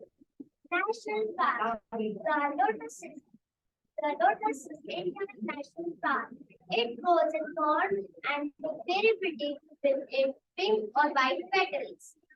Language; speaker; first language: English; non-native, learner; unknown